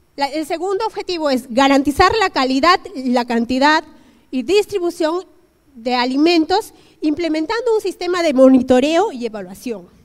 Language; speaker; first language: Spanish; native; Spanish